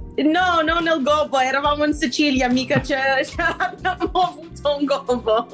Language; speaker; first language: Italian; non-native, fluent; English